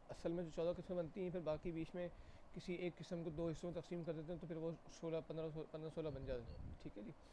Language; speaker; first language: Urdu; native; Urdu